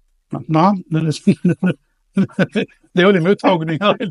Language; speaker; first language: Swedish; native; Swedish